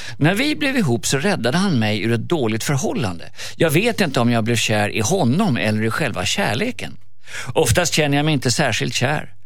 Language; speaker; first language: Swedish; native; Swedish